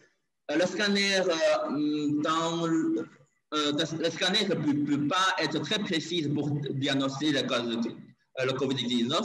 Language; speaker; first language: French; non-native, learner; Chinese